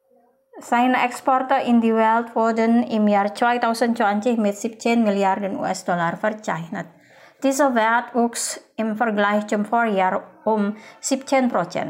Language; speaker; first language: German; non-native, fluent; Indonesian